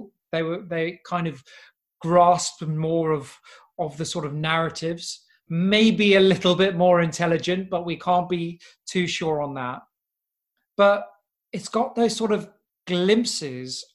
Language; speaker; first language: English; native; English